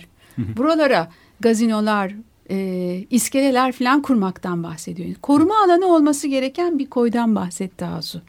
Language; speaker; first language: Turkish; native; Turkish